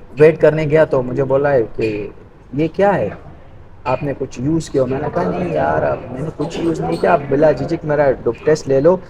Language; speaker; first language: Urdu; non-native, local second language; Pashto